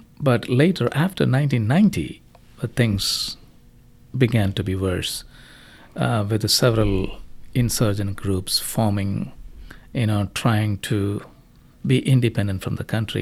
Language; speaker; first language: English; non-native, local second language; Malayalam